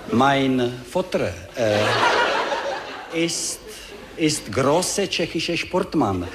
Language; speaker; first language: German; non-native, learner; Czech